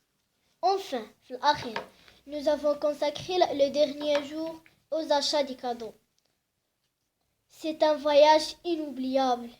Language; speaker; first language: French; non-native, learner; Arabic